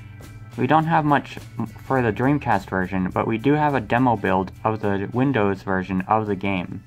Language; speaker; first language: English; native; English